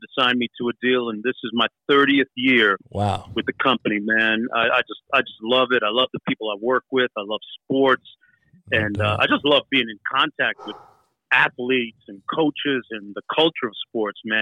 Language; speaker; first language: English; native; English